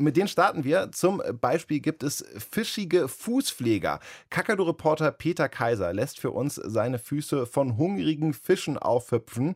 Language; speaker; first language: German; native; German